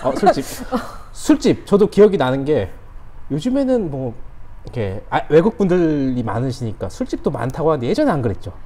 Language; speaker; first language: Korean; native; Korean